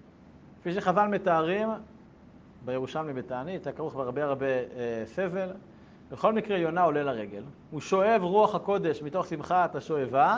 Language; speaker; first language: Hebrew; native; Hebrew